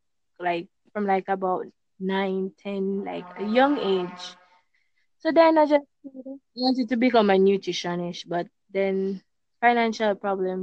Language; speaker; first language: English; non-native, local second language; Jamaican Creole English